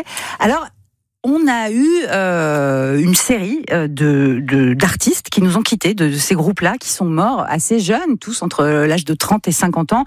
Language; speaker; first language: French; native; French